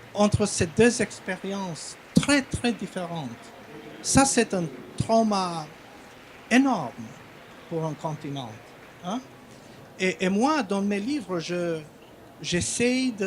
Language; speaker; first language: French; non-native, fluent; Albanian